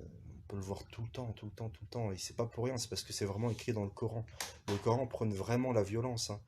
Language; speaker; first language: French; early bilingual, other home language; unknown